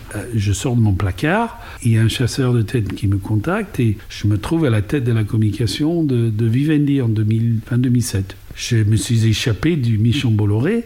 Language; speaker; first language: French; non-native, fluent; English